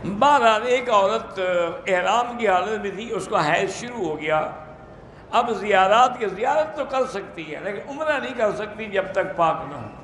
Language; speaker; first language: Urdu; native; Urdu